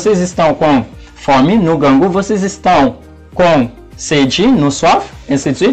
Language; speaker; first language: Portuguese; non-native, fluent; Haitian Creole